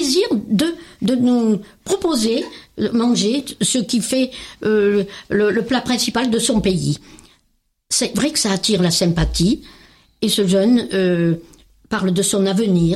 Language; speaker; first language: French; native; French